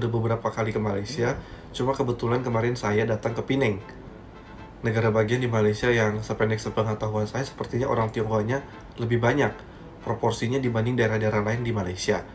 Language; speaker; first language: Indonesian; native; Indonesian